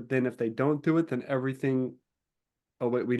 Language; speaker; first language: English; native; English